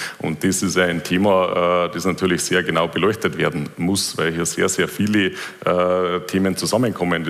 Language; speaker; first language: German; native; German